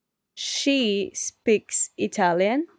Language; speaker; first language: English; non-native, learner; Spanish